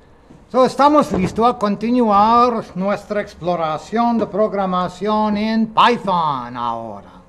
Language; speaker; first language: Spanish; non-native, fluent; English